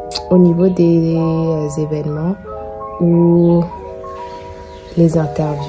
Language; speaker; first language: French; non-native, local second language; Rundi